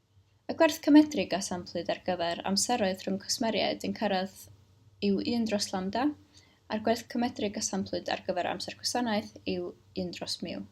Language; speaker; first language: Welsh; native; Welsh